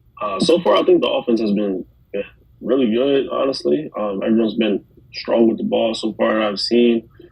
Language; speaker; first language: English; native; English